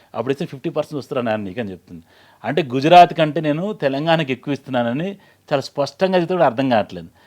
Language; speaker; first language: Telugu; native; Telugu